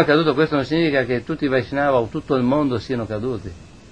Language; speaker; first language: Italian; native; Italian